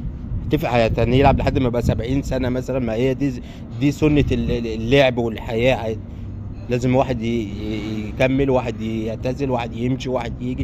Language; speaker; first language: Arabic; native; Arabic